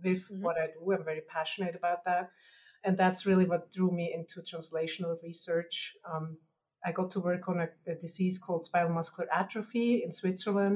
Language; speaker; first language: English; non-native, fluent; German